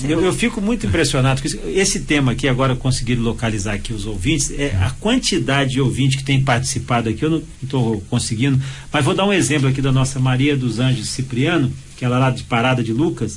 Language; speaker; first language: Portuguese; native; Portuguese